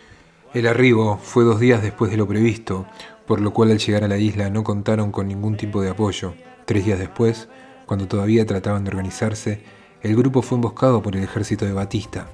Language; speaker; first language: Spanish; native; Spanish